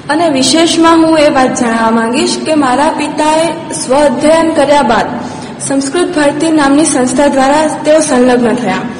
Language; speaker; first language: Gujarati; non-native, local second language; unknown